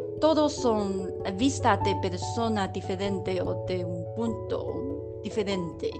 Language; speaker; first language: Spanish; non-native, learner; Chinese